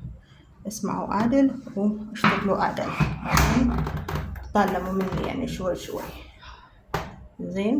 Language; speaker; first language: Arabic; non-native, learner; Amharic